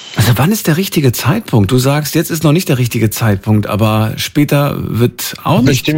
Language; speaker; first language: German; native; German